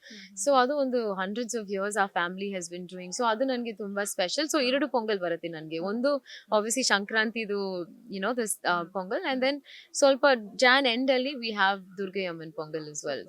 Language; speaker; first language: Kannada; non-native, learner; Tamil